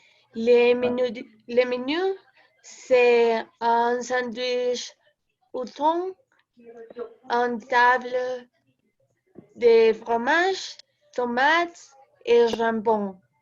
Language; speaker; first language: French; non-native, learner; Spanish